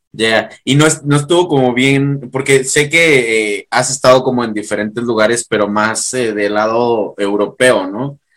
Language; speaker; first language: Spanish; native; Spanish